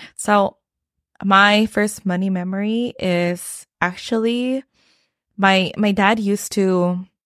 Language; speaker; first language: English; non-native, local second language; Filipino